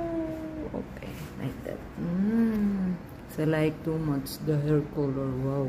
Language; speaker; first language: English; non-native, local second language; Filipino